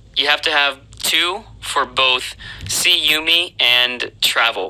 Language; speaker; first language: English; native; English